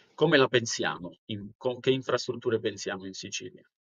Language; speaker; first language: Italian; native; Italian